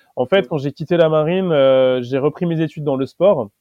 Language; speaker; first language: French; native; French